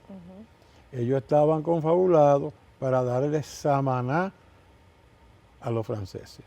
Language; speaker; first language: Spanish; native; Spanish